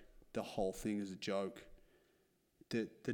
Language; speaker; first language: English; native; English